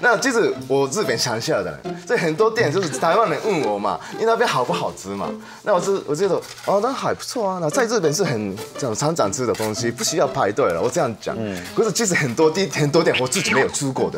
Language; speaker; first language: Chinese; non-native, fluent; Japanese